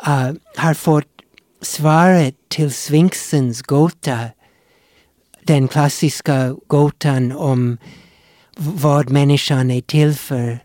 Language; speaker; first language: Swedish; non-native, fluent; English